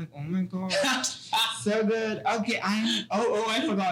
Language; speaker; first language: English; non-native, local second language; Gujarati